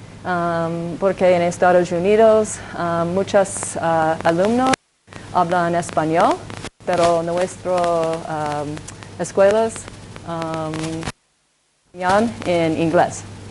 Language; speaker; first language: Spanish; non-native, learner; English